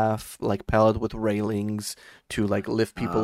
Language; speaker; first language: English; non-native, fluent; Romanian